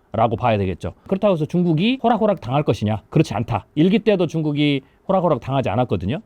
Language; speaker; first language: Korean; native; Korean